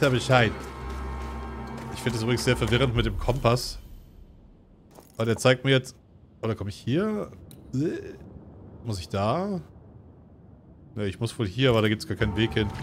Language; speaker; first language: German; native; German